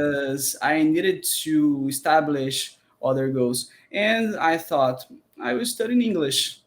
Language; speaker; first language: English; non-native, learner; Portuguese